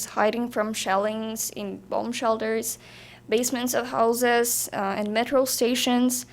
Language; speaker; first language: English; non-native, fluent; Ukrainian